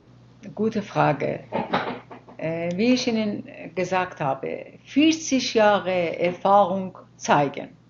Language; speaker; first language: German; non-native, fluent; Persian